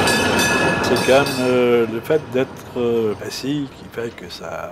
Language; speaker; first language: French; native; French